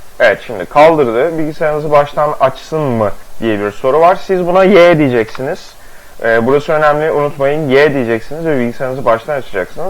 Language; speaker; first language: Turkish; native; Turkish